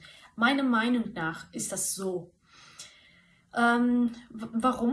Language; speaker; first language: German; non-native, fluent; Turkish